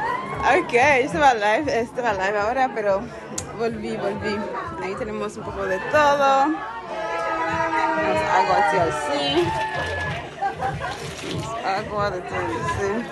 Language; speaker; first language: Spanish; non-native, fluent; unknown